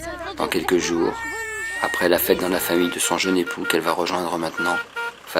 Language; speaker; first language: French; native; French